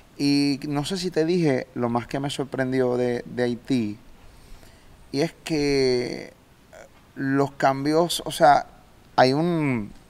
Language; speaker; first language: Spanish; native; Spanish